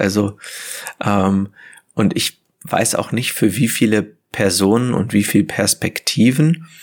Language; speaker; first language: German; native; German